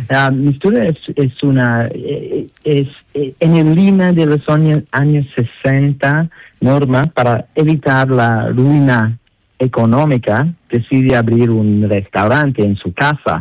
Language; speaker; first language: Spanish; non-native, learner; Italian